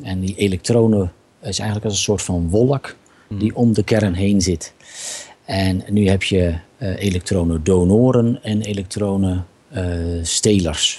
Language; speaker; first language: Dutch; native; Dutch